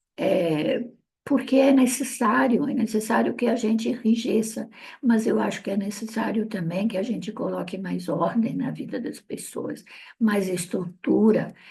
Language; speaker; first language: Portuguese; early bilingual, other home language; Italian